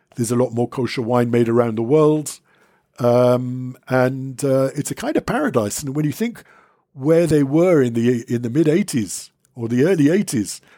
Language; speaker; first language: English; native; English